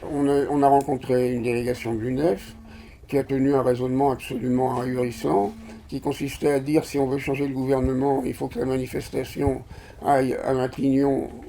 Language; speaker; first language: French; native; French